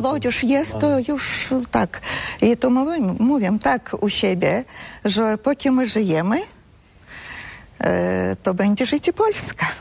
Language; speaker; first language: Polish; early bilingual, heritage; Polish